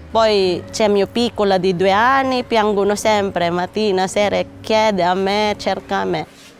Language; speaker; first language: Italian; non-native, learner; Filipino